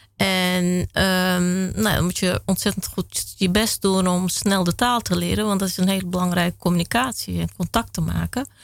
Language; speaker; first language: Dutch; early bilingual, other home language; Kurdish